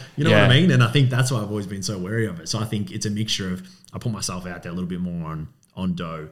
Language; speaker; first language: English; native; English